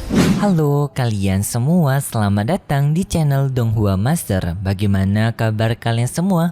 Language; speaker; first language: Indonesian; native; Indonesian